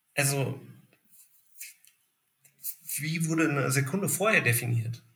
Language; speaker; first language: German; native; German